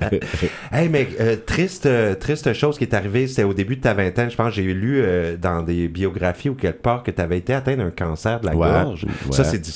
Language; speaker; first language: French; native; French